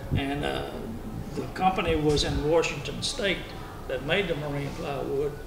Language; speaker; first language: English; native; English